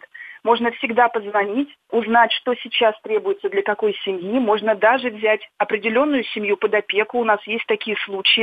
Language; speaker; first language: Russian; native; Russian